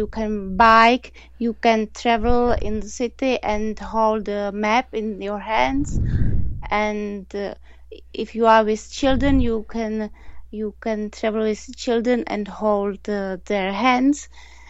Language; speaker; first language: English; non-native, learner; Czech